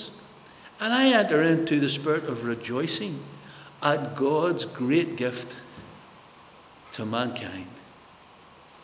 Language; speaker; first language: English; native; English